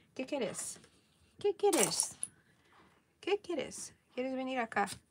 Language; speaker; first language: Spanish; early bilingual, heritage; Spanish